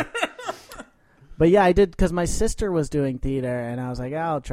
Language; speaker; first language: English; native; English